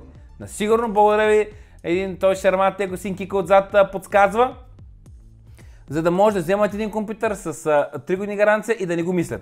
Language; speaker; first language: Bulgarian; native; Bulgarian